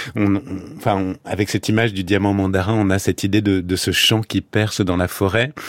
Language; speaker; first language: French; native; French